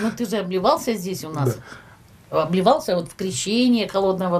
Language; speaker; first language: Russian; native; Russian